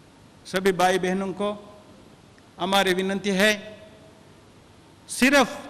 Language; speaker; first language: Hindi; non-native, local second language; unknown